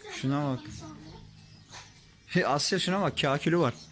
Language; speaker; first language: Turkish; native; Turkish